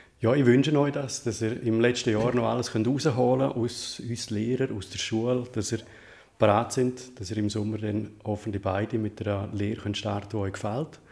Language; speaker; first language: German; native; German